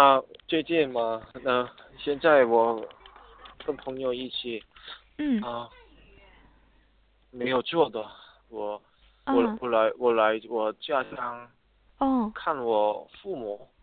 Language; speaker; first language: Chinese; non-native, learner; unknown